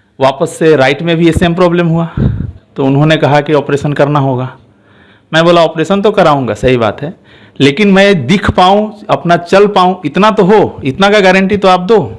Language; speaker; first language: Hindi; non-native, local second language; Assamese